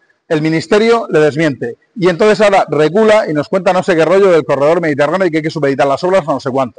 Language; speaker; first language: Spanish; native; Spanish